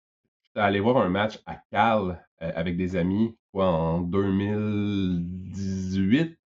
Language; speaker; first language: French; native; French